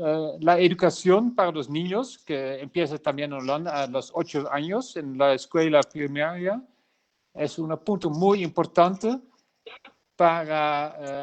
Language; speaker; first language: Spanish; non-native, learner; Dutch